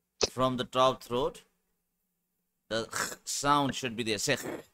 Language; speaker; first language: English; non-native, local second language; Urdu